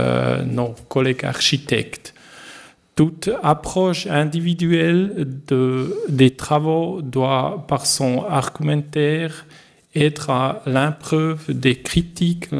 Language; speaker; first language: French; non-native, learner; German